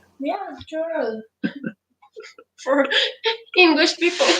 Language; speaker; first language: English; non-native, learner; Ukrainian